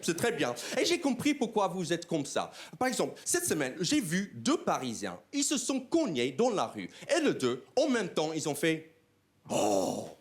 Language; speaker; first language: French; non-native, fluent; English